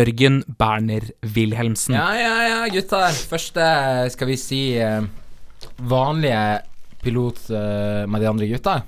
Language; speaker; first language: Norwegian; native; Norwegian